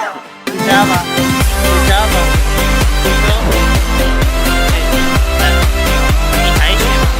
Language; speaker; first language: Chinese; non-native, learner; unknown